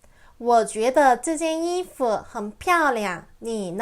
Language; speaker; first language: Chinese; non-native, fluent; Korean